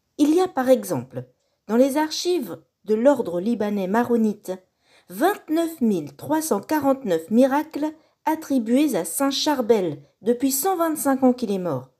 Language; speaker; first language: French; native; French